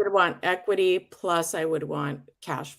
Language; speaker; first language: English; native; English